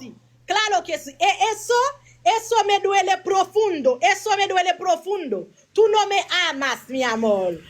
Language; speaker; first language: Spanish; non-native, learner; Haitian Creole